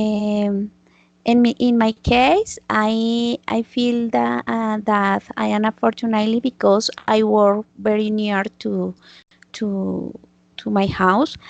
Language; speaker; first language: English; non-native, learner; Spanish